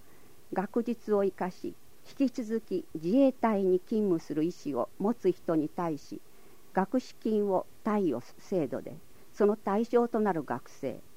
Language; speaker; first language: Japanese; native; Japanese